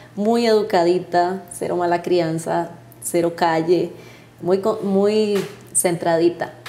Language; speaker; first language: Spanish; native; Spanish